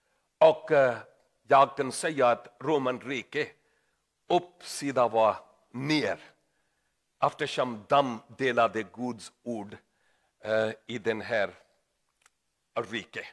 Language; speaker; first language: Swedish; non-native, learner; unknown